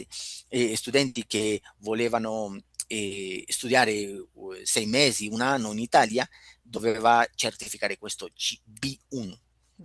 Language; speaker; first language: Italian; non-native, fluent; Spanish